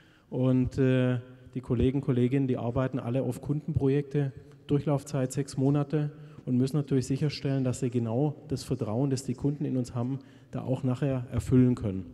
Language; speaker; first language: German; native; German